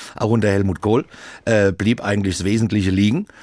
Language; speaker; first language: German; native; German